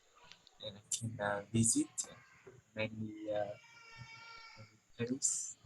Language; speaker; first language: English; non-native, learner; Vietnamese